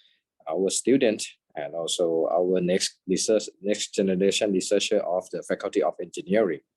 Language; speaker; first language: English; non-native, fluent; Thai